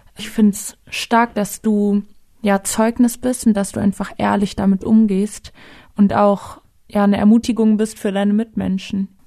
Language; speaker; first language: German; native; German